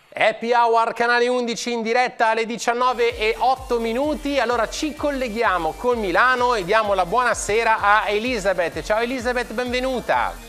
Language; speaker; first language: Italian; native; Italian